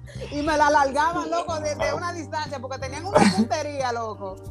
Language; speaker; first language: Spanish; early bilingual, heritage; Spanish